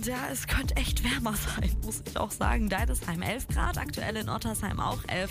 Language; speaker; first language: German; native; German